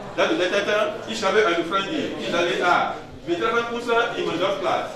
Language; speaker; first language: German; non-native, learner; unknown